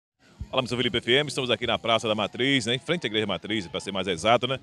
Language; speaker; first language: Portuguese; native; Portuguese